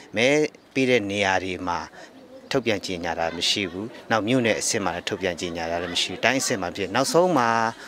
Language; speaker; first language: Burmese; native; Burmese